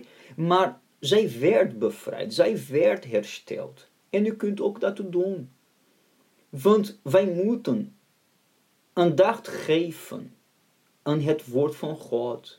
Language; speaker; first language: Dutch; non-native, fluent; Portuguese